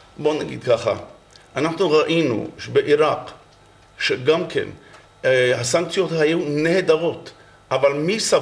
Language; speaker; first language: Hebrew; non-native, fluent; English